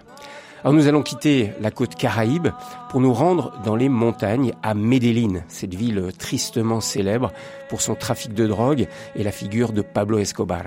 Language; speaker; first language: French; native; French